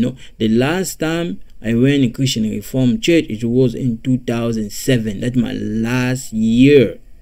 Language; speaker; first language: English; non-native, fluent; Lingala